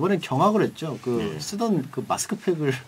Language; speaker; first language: Korean; native; Korean